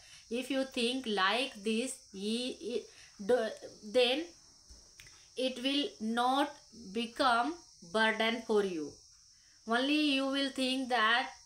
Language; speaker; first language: English; non-native, local second language; Hindi